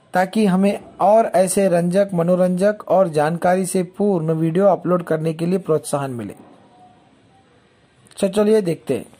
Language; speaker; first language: Hindi; non-native, local second language; Marathi